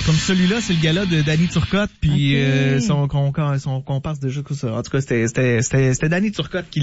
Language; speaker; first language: French; native; French